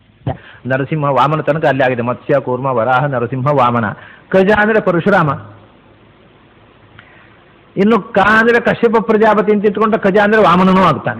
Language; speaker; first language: Kannada; native; Kannada